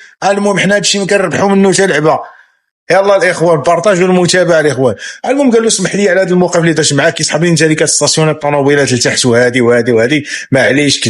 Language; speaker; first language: Arabic; native; Arabic